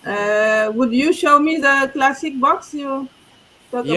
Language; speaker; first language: English; non-native, learner; French